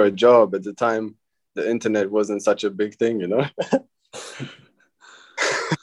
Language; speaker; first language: English; early bilingual, other home language; Romanian